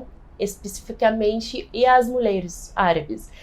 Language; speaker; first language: Portuguese; non-native, fluent; Arabic